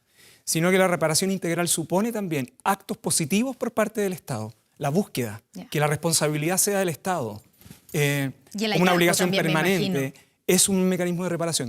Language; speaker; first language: Spanish; native; Spanish